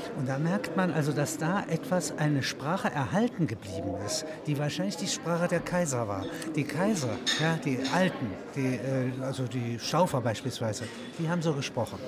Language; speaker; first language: German; native; German